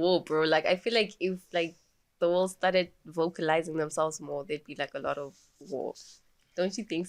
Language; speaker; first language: English; non-native, local second language; Swati